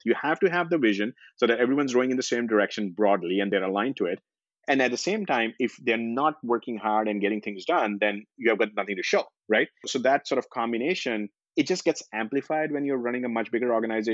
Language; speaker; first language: English; non-native, local second language; Hindi